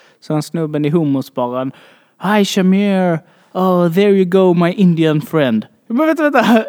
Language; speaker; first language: Swedish; native; Swedish